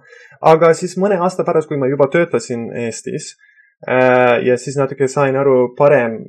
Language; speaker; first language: Estonian; non-native, fluent; Persian